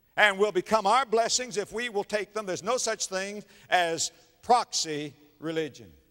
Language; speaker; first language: English; native; English